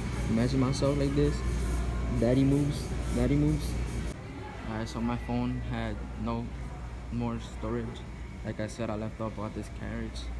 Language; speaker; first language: English; early bilingual, other home language; Spanish